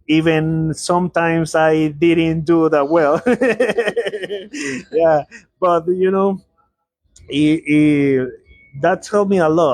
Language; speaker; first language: English; non-native, learner; Spanish